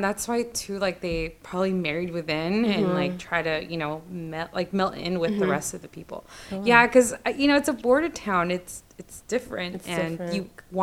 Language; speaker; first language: English; native; English